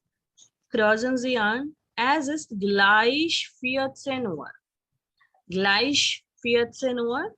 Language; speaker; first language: German; non-native, fluent; Hindi